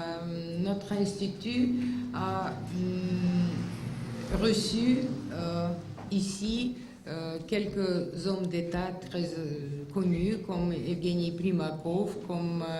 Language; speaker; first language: French; non-native, fluent; Russian